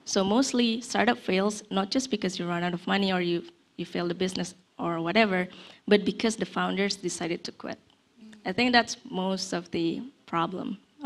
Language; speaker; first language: English; non-native, fluent; Indonesian